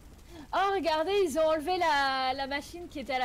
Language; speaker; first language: French; native; French